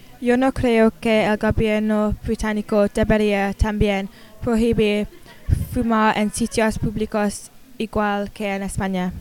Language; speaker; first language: Spanish; non-native, learner; English